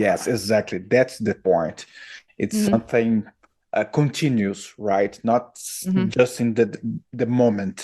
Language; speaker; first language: English; non-native, fluent; Portuguese